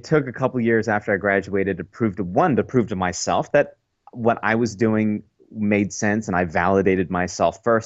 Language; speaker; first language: English; native; English